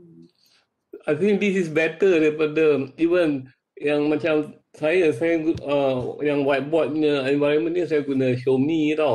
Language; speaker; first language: Malay; native; Malay